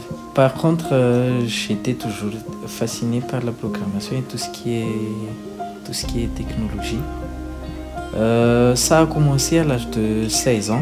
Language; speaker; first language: French; non-native, local second language; Malagasy